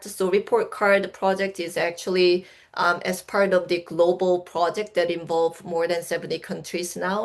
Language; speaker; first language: English; non-native, fluent; Korean